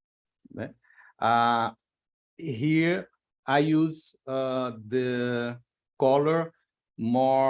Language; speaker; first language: English; non-native, learner; Portuguese